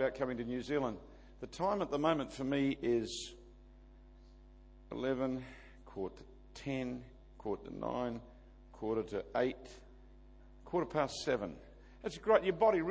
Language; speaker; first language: English; native; English